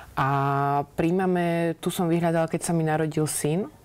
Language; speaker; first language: Slovak; native; Slovak